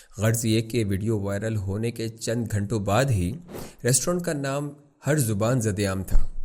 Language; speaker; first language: Urdu; native; Urdu